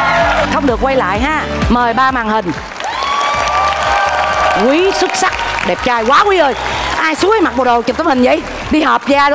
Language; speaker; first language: Vietnamese; native; Vietnamese